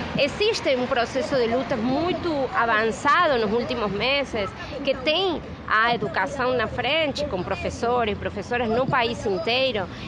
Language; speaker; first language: Portuguese; non-native, fluent; Spanish